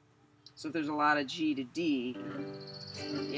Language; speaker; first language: English; native; English